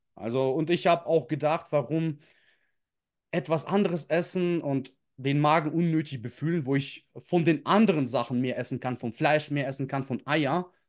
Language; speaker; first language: German; early bilingual, other home language; Russian